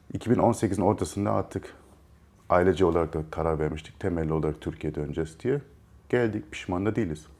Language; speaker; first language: Turkish; early bilingual, heritage; Turkish